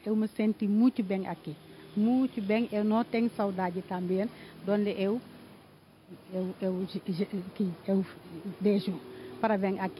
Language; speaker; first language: Portuguese; non-native, learner; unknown